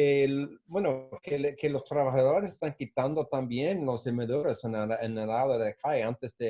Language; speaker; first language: Spanish; non-native, fluent; English